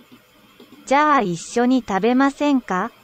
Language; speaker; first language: Japanese; non-native, learner; Vietnamese